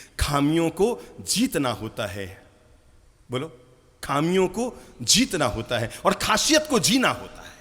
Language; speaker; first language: Hindi; native; Hindi